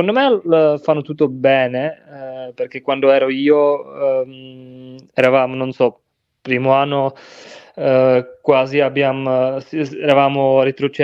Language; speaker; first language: Italian; non-native, learner; Czech